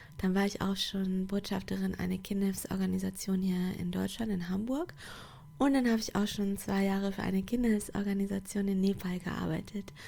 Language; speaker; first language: German; non-native, fluent; Portuguese